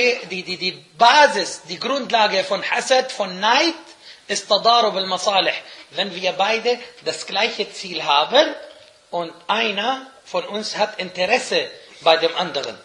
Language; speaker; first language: German; non-native, fluent; Arabic